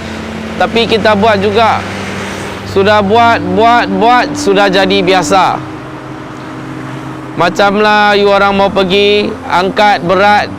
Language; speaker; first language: Indonesian; non-native, local second language; Chinese